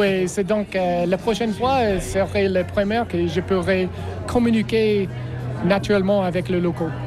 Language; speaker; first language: French; non-native, learner; English